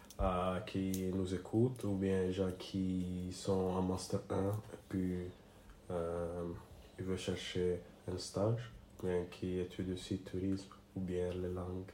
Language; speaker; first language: French; non-native, learner; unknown